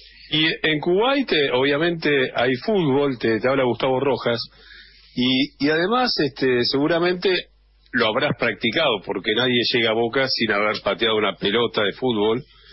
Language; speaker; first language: Spanish; native; Spanish